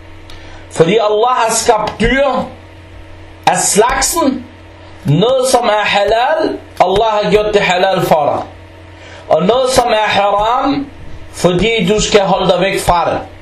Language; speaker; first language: Danish; early bilingual, other home language; Arabic